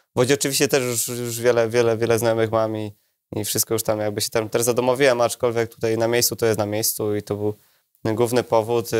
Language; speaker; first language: Polish; native; Polish